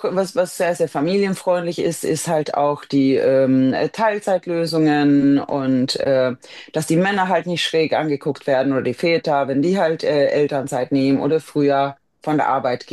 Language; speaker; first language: German; non-native, fluent; Swedish